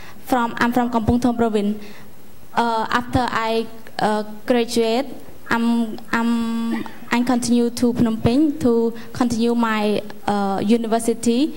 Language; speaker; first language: English; non-native, learner; Khmer